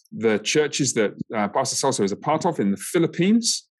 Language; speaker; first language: English; native; English